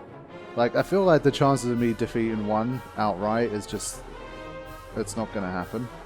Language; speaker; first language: English; native; English